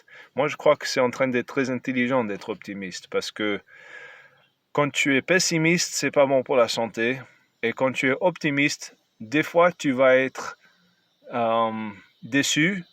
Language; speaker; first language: French; non-native, fluent; English